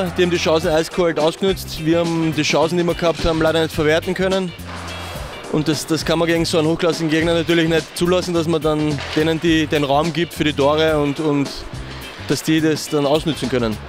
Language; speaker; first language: German; native; German